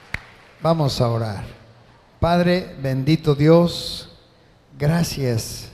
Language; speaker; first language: Spanish; native; Spanish